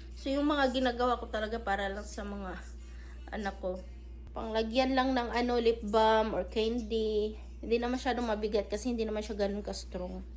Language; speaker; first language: Filipino; non-native, local second language; Cebuano